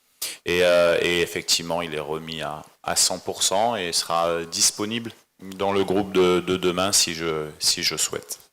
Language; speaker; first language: French; native; French